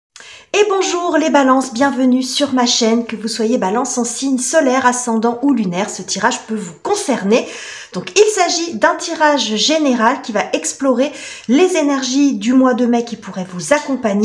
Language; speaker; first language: French; native; French